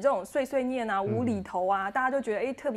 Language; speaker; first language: Chinese; native; Chinese